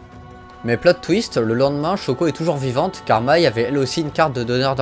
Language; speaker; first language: French; native; French